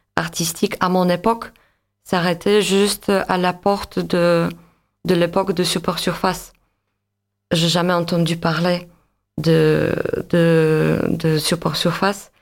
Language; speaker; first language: French; non-native, fluent; Polish